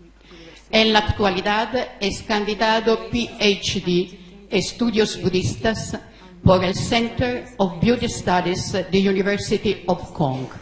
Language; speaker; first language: Spanish; non-native, fluent; Italian